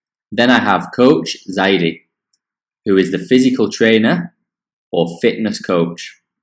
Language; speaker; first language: English; native; English